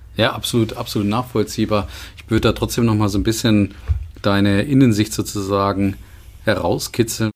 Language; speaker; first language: German; native; German